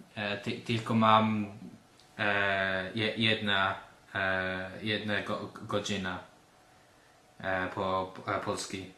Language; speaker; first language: Polish; non-native, learner; English